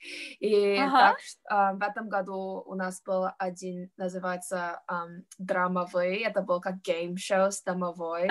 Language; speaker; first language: Russian; non-native, learner; English